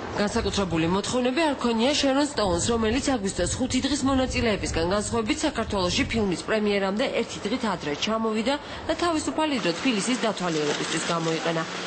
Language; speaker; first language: Georgian; native; Georgian